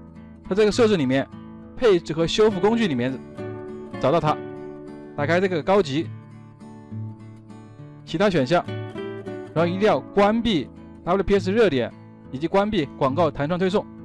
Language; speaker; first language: Chinese; native; Chinese